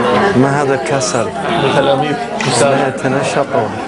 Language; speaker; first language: Arabic; non-native, fluent; English